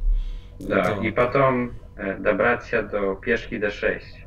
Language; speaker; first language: Russian; non-native, fluent; Polish